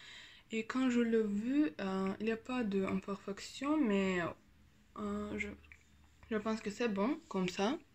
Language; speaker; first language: French; non-native, learner; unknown